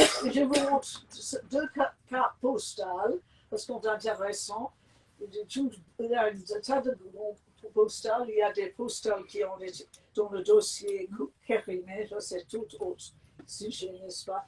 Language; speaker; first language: French; non-native, fluent; English